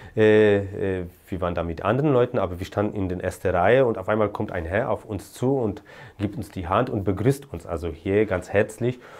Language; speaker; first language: German; non-native, fluent; Polish